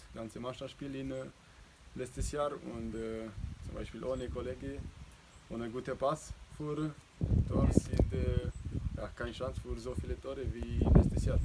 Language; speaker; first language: German; non-native, learner; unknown